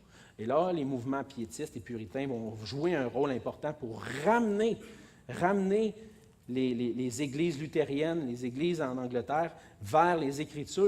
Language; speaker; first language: French; native; French